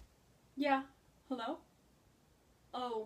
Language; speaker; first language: German; non-native, learner; English